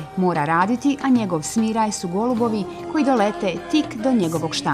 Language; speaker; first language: Bosnian; native; Bosnian